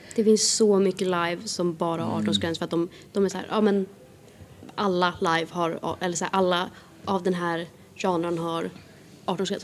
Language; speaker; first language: Swedish; native; Swedish